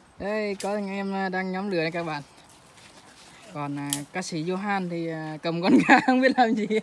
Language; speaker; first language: Vietnamese; non-native, local second language; Jarai